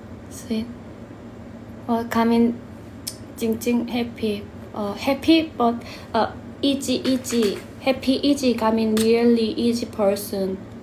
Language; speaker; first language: English; non-native, learner; Korean